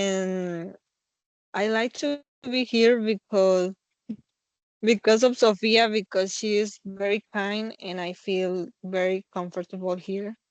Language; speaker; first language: English; non-native, learner; Spanish